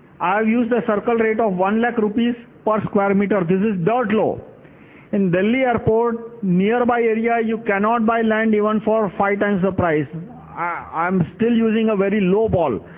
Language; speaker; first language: English; non-native, local second language; Gujarati